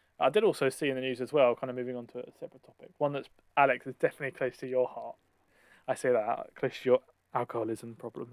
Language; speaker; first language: English; native; English